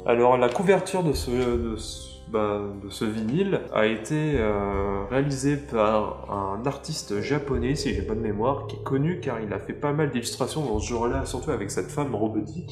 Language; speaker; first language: French; native; French